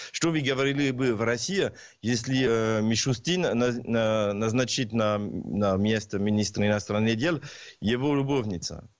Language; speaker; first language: Russian; non-native, learner; French